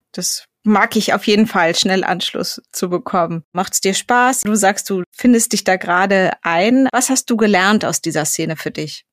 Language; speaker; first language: German; native; German